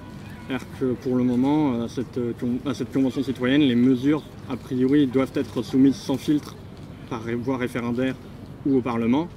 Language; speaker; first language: French; native; French